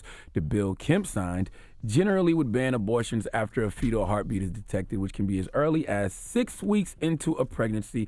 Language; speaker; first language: English; native; English